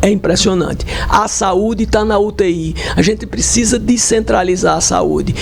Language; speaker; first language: Portuguese; native; Portuguese